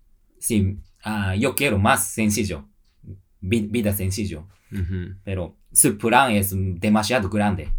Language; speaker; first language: Spanish; non-native, learner; Japanese